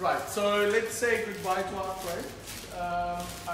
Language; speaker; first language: English; early bilingual, other home language; Greek